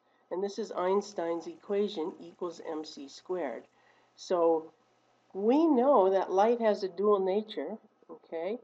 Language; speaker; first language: English; native; English